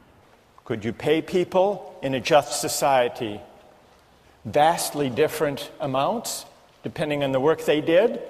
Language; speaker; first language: English; native; English